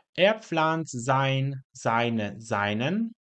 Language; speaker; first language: German; non-native, fluent; Polish